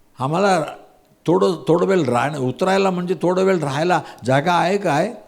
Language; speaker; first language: Marathi; non-native, local second language; Tamil